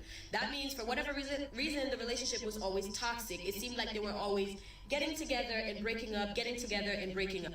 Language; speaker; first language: English; native; English